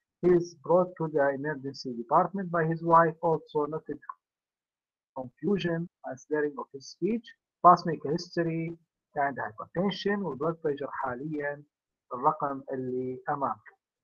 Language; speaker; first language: English; non-native, fluent; Arabic